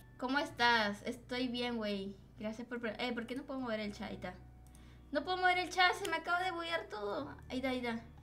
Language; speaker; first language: Spanish; native; Spanish